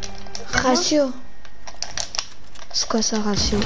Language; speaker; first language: French; native; French